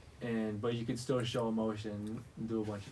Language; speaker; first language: English; native; English